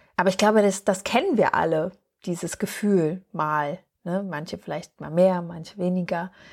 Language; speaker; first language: German; native; German